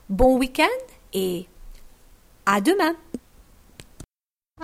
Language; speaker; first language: French; non-native, fluent; English